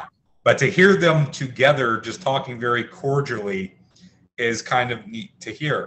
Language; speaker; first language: English; native; English